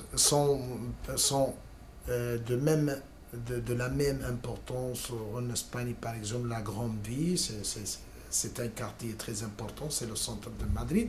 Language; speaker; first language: French; non-native, learner; Spanish